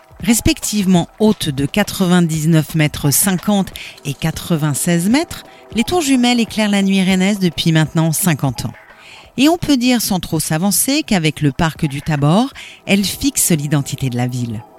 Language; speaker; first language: French; native; French